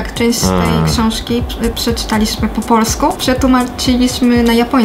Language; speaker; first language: Polish; non-native, fluent; Japanese